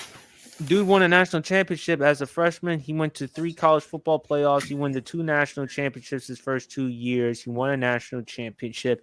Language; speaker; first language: English; native; English